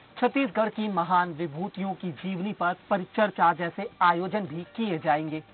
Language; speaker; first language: Hindi; native; Hindi